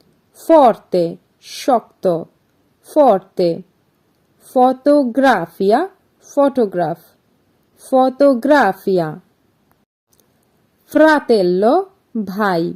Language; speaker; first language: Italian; non-native, fluent; Bangla